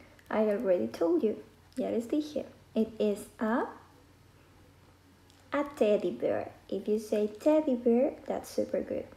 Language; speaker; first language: English; non-native, fluent; Spanish